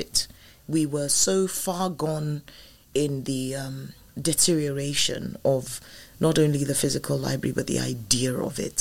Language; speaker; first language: English; non-native, local second language; Yoruba